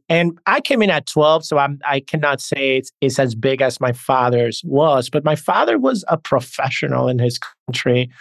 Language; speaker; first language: English; early bilingual, other home language; Spanish